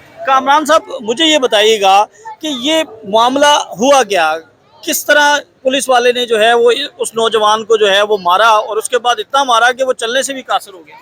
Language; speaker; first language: Urdu; native; Urdu